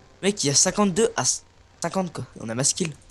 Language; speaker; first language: French; native; French